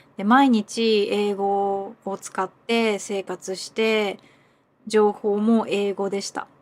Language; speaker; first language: Japanese; native; Japanese